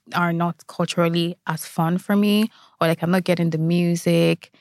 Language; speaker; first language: English; non-native, local second language; Igbo